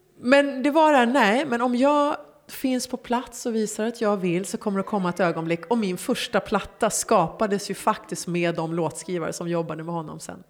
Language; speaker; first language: Swedish; early bilingual, other home language; Persian